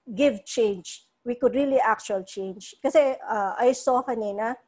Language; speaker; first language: English; non-native, local second language; Cebuano